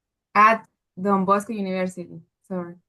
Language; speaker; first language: English; non-native, learner; Spanish